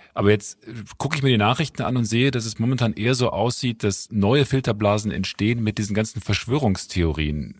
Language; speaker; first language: German; native; German